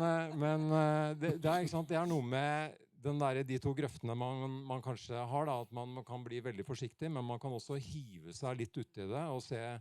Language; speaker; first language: Norwegian; native; Norwegian